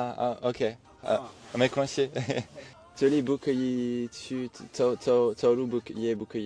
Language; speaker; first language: Chinese; non-native, learner; French